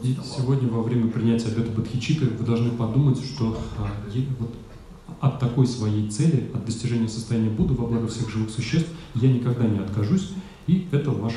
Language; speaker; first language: Russian; native; Russian